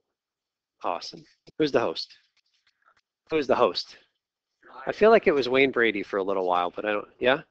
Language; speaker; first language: English; native; English